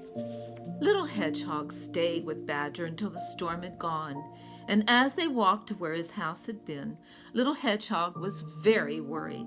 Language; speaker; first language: English; native; English